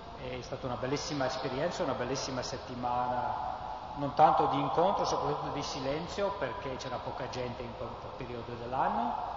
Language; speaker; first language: Italian; non-native, fluent; English